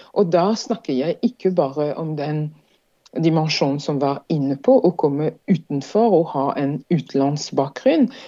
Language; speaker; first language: Norwegian; non-native, fluent; French